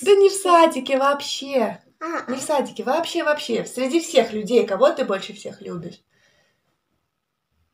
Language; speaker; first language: Russian; native; Russian